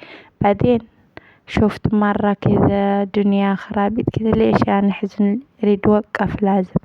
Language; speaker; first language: Arabic; non-native, learner; Amharic